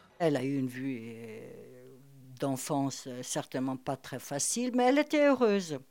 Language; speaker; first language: French; non-native, fluent; Portuguese